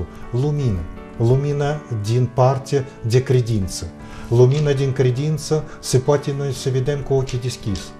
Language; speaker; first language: Romanian; non-native, fluent; Russian